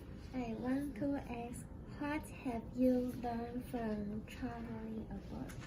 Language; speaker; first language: English; non-native, learner; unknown